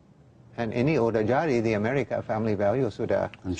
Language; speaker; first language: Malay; non-native, fluent; English